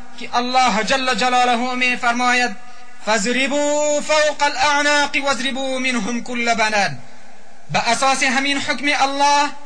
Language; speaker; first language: Persian; non-native, local second language; Pashto